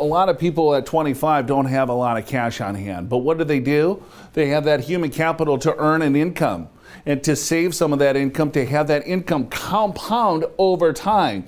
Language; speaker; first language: English; native; English